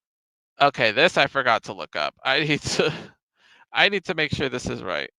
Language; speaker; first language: English; native; English